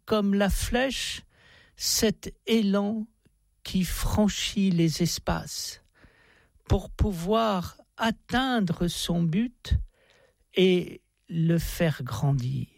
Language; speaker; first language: French; native; French